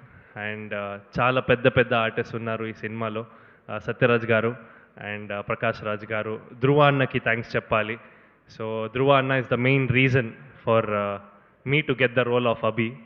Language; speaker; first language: Telugu; non-native, learner; Kannada